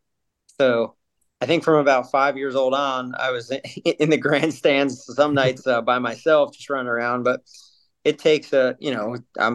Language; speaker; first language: English; native; English